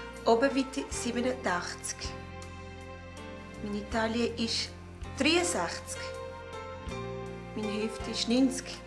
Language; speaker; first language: German; non-native, learner; Portuguese